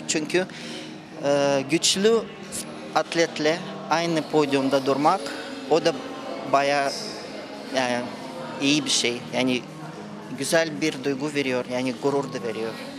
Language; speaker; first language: Turkish; non-native, fluent; Russian